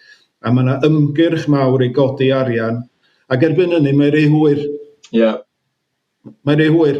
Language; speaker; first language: Welsh; native; Welsh